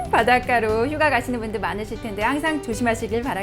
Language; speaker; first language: Korean; native; Korean